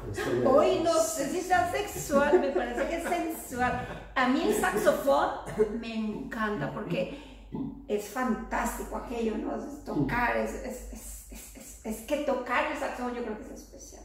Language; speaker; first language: Spanish; native; Spanish